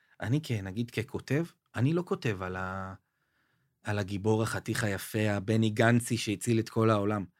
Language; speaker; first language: Hebrew; native; Hebrew